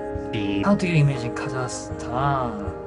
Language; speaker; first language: English; non-native, learner; Korean